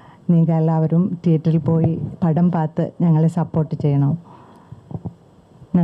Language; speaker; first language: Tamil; non-native, learner; Malayalam